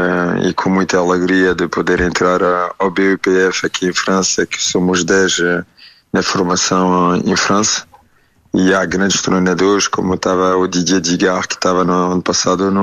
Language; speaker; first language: Portuguese; early bilingual, heritage; French